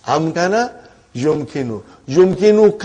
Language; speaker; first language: Arabic; non-native, fluent; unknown